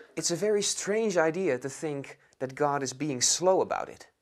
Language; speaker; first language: English; non-native, fluent; Dutch